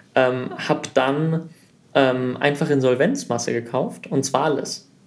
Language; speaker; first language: German; early bilingual, heritage; German